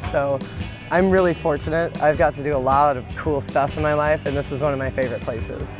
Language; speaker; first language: English; native; English